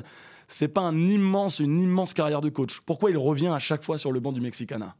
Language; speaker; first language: French; native; French